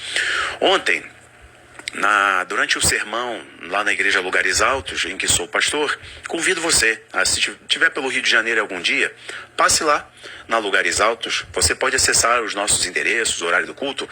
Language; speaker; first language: Portuguese; native; Portuguese